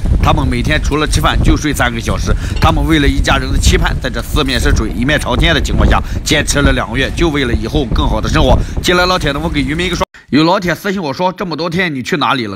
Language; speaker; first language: Chinese; native; Chinese